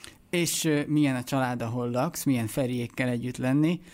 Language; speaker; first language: Hungarian; native; Hungarian